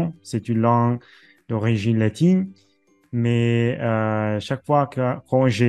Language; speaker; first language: French; non-native, learner; Italian